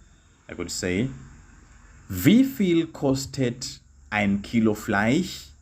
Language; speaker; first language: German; non-native, fluent; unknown